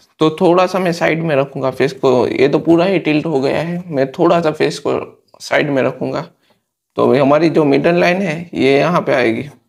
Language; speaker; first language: Hindi; native; Hindi